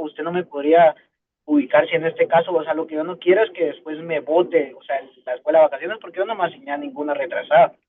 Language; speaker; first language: Spanish; native; Spanish